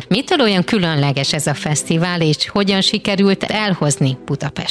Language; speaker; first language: Hungarian; native; Hungarian